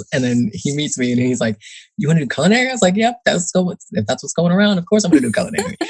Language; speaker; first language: English; native; English